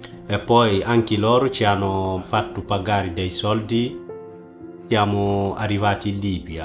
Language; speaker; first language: Italian; non-native, fluent; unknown